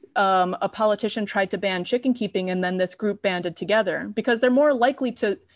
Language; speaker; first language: English; native; English